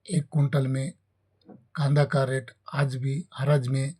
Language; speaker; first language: Hindi; non-native, local second language; Kannada